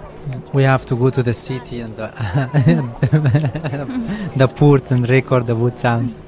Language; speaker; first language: English; non-native, learner; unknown